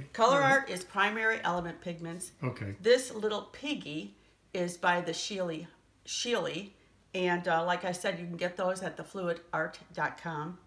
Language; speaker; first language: English; native; English